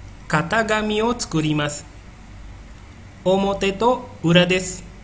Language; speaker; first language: Japanese; non-native, fluent; Indonesian